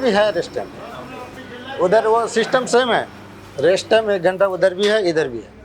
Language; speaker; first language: Hindi; non-native, local second language; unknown